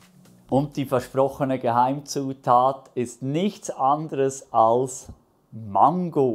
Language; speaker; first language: German; native; German